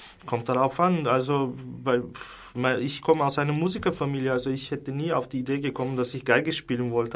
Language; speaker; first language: German; non-native, fluent; Turkish